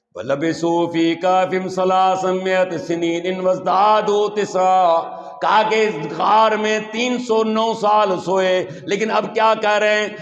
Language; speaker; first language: Urdu; non-native, local second language; Sindhi